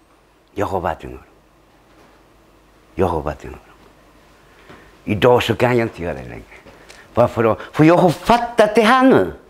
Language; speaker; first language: Swedish; early bilingual, other home language; Spanish